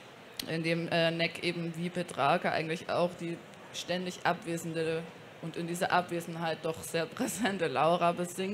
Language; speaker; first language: German; native; German